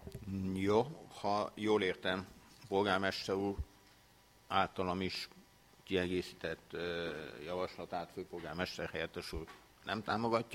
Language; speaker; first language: Hungarian; native; Hungarian